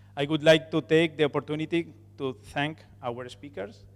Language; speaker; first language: English; non-native, fluent; Catalan